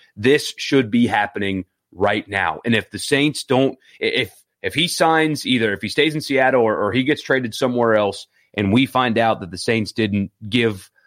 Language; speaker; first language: English; native; English